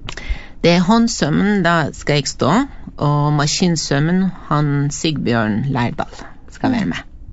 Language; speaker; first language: Norwegian; non-native, fluent; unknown